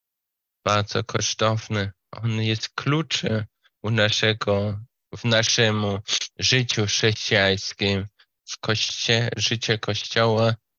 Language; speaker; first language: Polish; non-native, learner; Slovak